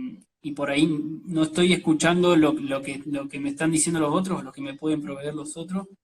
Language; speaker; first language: Spanish; native; Spanish